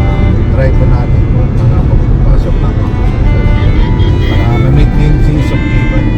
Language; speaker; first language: Filipino; non-native, local second language; Cebuano